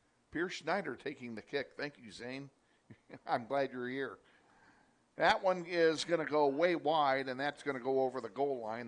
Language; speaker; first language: English; native; English